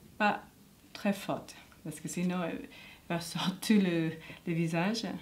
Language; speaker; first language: French; non-native, learner; English